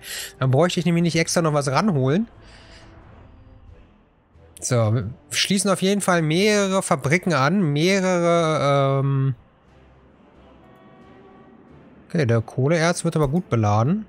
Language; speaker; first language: German; native; German